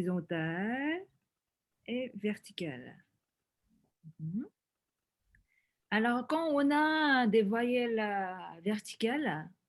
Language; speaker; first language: French; non-native, fluent; Korean